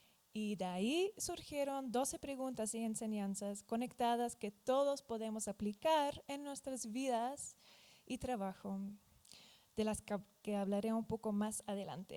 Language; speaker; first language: Spanish; non-native, fluent; Dutch